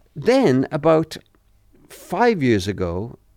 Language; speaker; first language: English; native; English